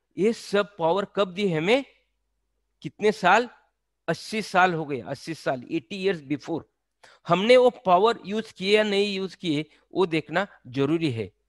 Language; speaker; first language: Hindi; non-native, local second language; Marathi